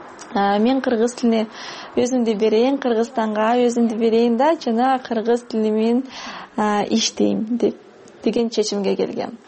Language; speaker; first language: Kyrgyz; non-native, fluent; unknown